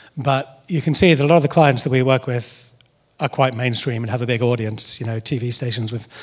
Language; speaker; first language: English; native; English